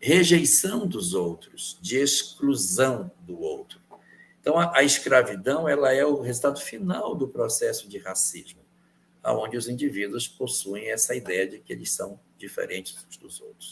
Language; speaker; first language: Portuguese; native; Portuguese